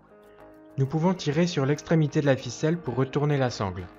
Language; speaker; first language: French; native; French